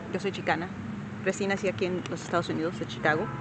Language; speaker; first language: Spanish; early bilingual, other home language; English